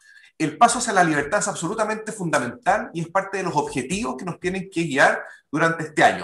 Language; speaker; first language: Spanish; native; Spanish